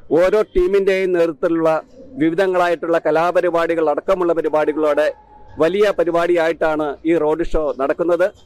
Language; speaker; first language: Malayalam; native; Malayalam